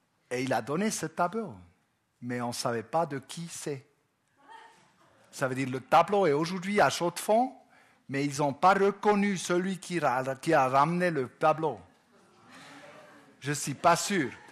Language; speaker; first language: French; non-native, local second language; German